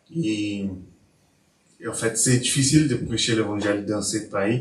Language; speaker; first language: French; non-native, learner; Portuguese